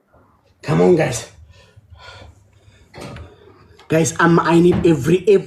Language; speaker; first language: English; non-native, learner; Oromo